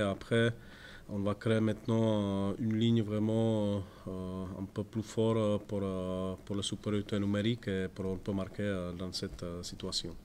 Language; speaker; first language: French; non-native, fluent; Czech